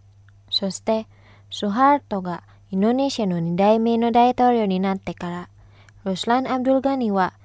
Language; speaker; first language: Japanese; non-native, fluent; Indonesian